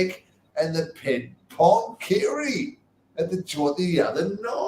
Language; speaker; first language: English; native; English